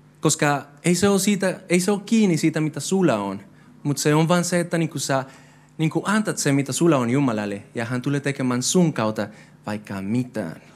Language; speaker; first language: Finnish; non-native, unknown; Spanish